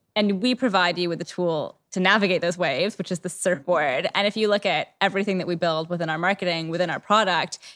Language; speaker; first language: English; native; English